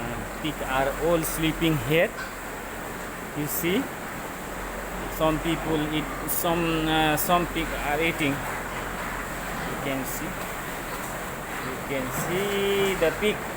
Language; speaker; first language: English; non-native, learner; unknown